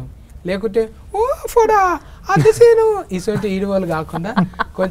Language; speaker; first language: Telugu; native; Telugu